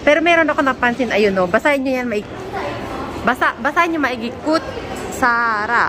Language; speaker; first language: Filipino; non-native, local second language; Bikol